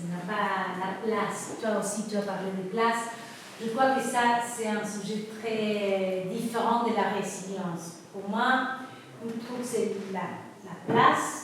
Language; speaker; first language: French; non-native, fluent; Spanish